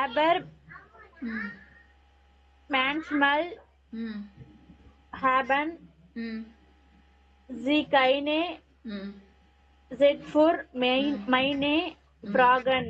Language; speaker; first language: German; non-native, learner; Tamil